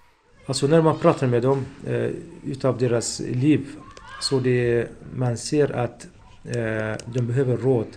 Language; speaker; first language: Swedish; non-native, fluent; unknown